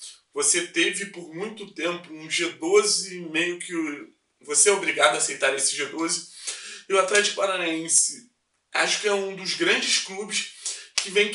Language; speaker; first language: Portuguese; native; Portuguese